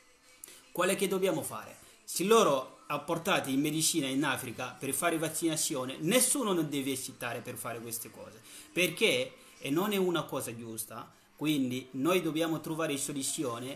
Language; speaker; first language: Italian; non-native, learner; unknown